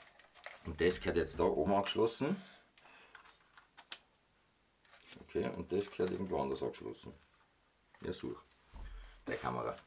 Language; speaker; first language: German; native; German